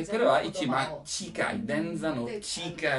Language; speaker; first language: Japanese; non-native, learner; Italian